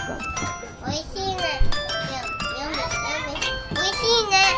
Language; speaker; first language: Japanese; early bilingual, heritage; Japanese